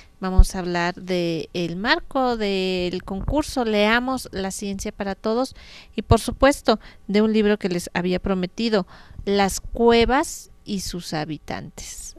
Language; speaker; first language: Spanish; native; Spanish